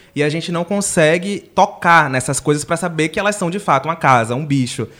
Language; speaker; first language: Portuguese; native; Portuguese